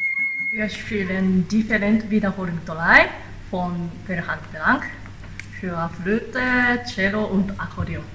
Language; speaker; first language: German; non-native, learner; Japanese